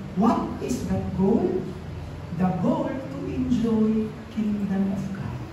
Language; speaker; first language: English; non-native, local second language; Filipino